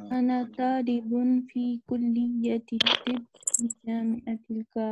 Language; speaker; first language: Arabic; non-native, learner; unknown